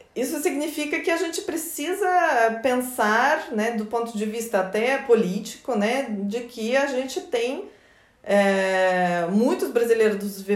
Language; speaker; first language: Portuguese; non-native, fluent; Russian